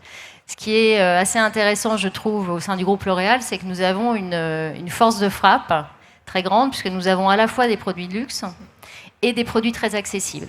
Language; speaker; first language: French; native; French